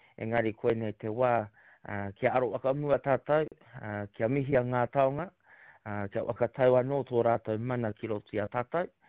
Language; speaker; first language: Māori; native; Māori